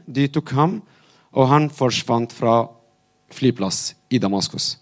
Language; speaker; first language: Norwegian; non-native, fluent; Arabic